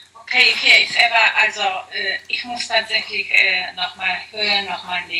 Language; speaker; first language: German; non-native, learner; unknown